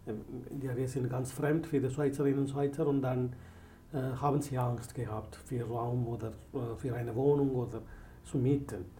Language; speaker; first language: German; non-native, learner; Tamil